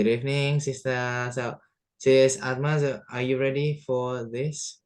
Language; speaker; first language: English; non-native, fluent; Indonesian